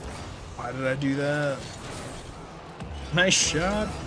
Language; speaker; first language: English; native; English